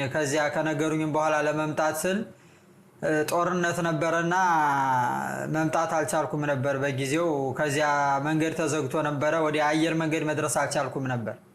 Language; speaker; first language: Amharic; native; Amharic